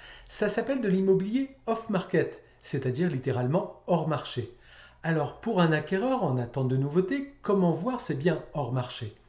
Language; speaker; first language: French; native; French